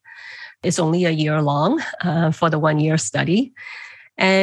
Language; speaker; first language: English; non-native, local second language; Cantonese